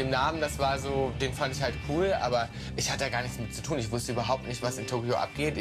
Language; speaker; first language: German; native; German